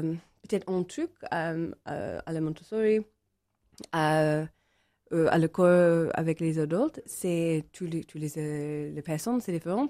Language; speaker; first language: French; non-native, learner; English